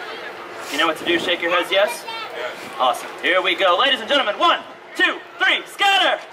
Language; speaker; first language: English; native; English